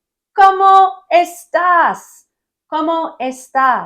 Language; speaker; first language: Spanish; non-native, learner; English